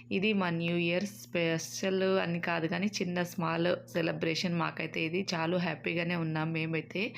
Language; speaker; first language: Telugu; native; Telugu